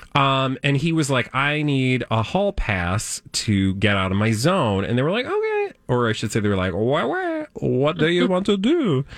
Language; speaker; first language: English; native; English